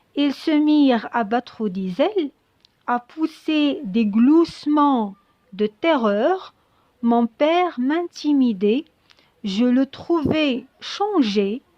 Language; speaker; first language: French; non-native, local second language; Arabic